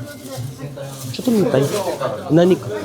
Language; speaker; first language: Japanese; non-native, learner; Filipino